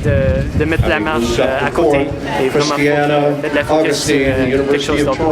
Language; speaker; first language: French; non-native, local second language; English